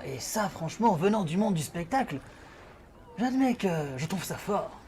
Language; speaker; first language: French; native; French